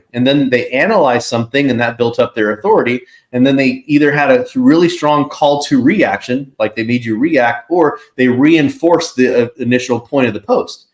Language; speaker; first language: English; native; English